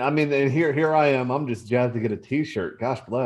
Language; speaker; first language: English; native; English